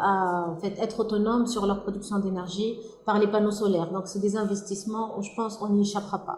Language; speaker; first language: French; non-native, local second language; Arabic